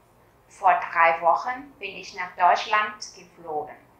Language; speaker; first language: German; non-native, fluent; Vietnamese